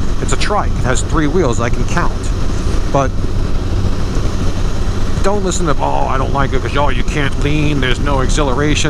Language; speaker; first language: English; native; English